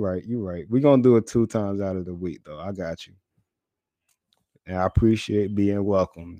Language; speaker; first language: English; native; English